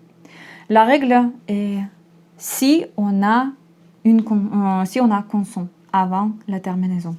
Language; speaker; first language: French; non-native, fluent; Russian